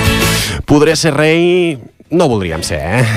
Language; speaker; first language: Catalan; native; Catalan